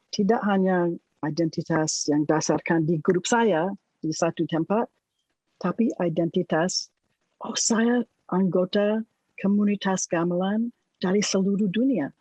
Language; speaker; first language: Indonesian; non-native, fluent; English